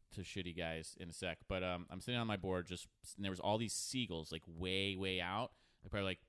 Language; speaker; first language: English; native; English